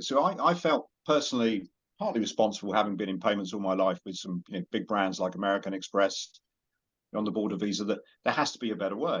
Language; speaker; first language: English; native; English